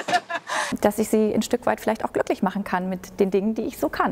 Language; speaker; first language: German; native; German